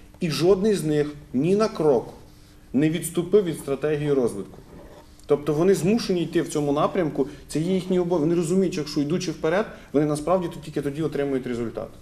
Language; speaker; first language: Ukrainian; native; Ukrainian